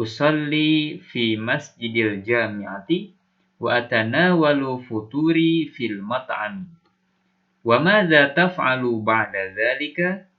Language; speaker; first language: Arabic; non-native, fluent; Indonesian